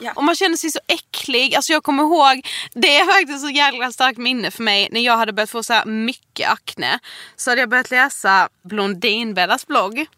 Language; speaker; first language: Swedish; native; Swedish